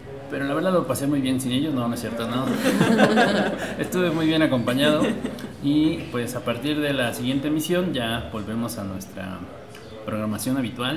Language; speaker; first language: Spanish; native; Spanish